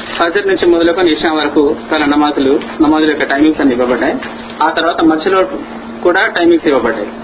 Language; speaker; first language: Telugu; non-native, local second language; Urdu